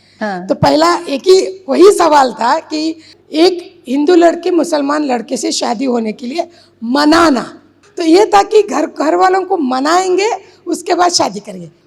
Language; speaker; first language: Hindi; non-native, local second language; Marathi